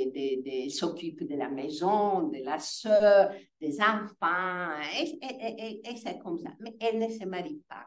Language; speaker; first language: French; non-native, fluent; Italian